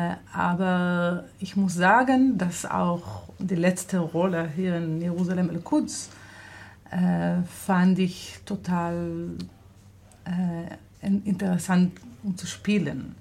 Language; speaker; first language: German; non-native, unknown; Hebrew